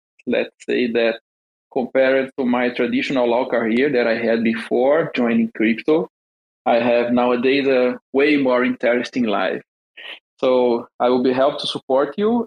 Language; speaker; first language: English; non-native, fluent; Portuguese